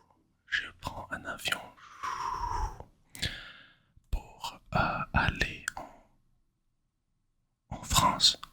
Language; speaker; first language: French; non-native, learner; English